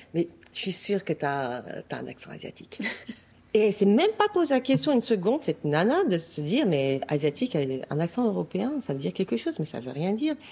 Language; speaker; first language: French; native; French